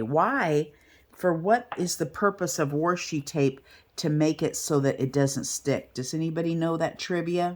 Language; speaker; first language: English; native; English